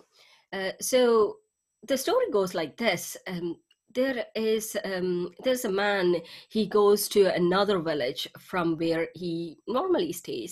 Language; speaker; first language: English; non-native, local second language; Tamil